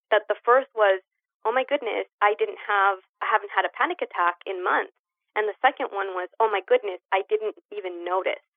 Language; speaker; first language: English; early bilingual, other home language; Spanish